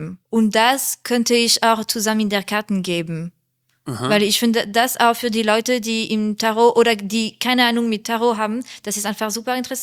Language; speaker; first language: German; non-native, learner; French